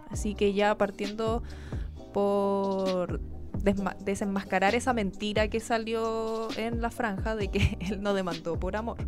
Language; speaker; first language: Spanish; native; Spanish